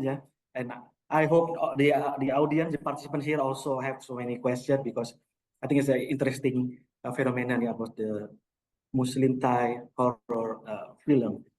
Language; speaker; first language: English; non-native, local second language; Indonesian